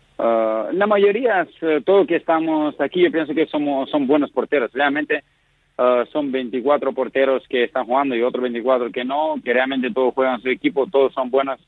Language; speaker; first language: Spanish; non-native, fluent; Macedonian